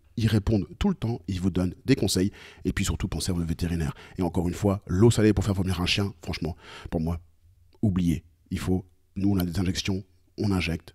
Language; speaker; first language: French; native; French